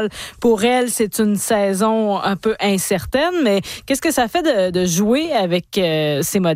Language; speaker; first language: French; native; French